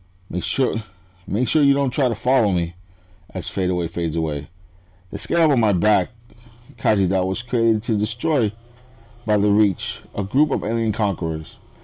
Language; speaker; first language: English; native; English